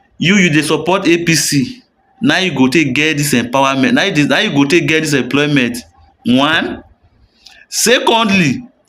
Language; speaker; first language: Nigerian Pidgin; native; Nigerian Pidgin